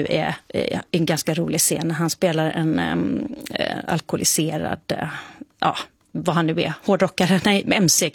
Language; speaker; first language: Swedish; native; Swedish